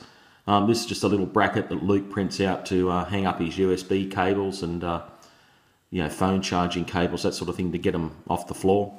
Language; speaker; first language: English; native; English